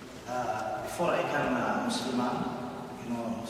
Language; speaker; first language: English; non-native, learner; Somali